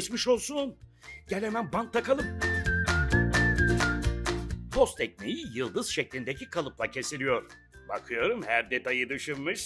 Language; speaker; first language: Turkish; native; Turkish